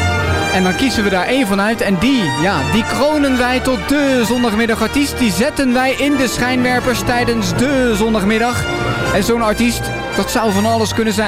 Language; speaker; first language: Dutch; native; Dutch